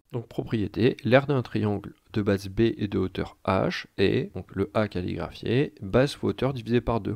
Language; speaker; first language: French; native; French